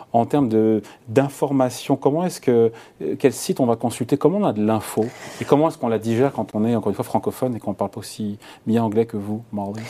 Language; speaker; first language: French; native; French